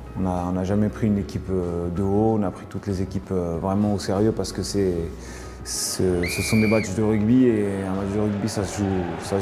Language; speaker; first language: French; native; French